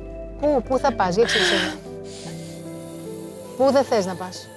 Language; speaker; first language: Greek; native; Greek